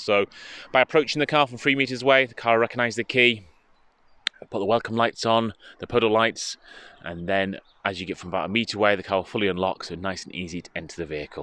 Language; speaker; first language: English; native; English